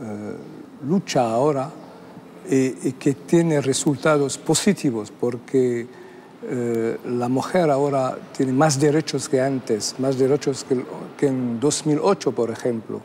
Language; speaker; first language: Spanish; non-native, fluent; Arabic